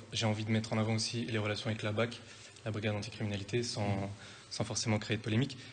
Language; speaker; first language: French; native; French